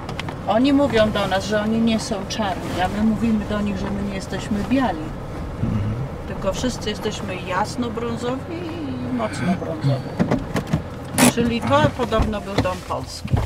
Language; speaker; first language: Polish; early bilingual, heritage; Polish